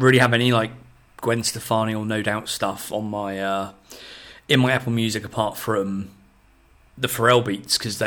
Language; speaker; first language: English; native; English